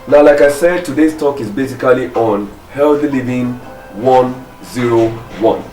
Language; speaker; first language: English; non-native, local second language; Yoruba